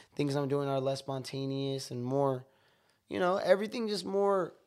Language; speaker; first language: English; native; English